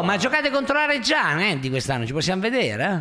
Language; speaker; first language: Italian; native; Italian